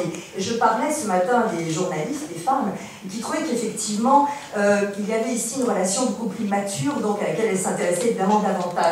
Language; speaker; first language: French; native; French